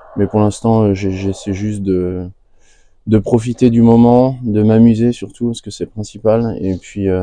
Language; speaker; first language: French; native; French